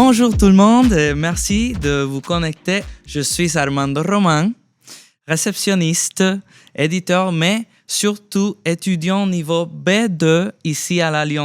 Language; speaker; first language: French; non-native, fluent; Spanish